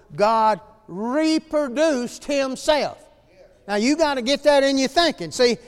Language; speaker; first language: English; native; English